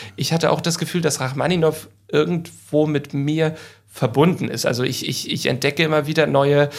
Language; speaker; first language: German; native; German